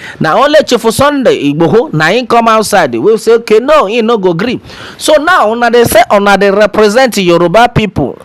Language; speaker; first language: Nigerian Pidgin; non-native, local second language; Yoruba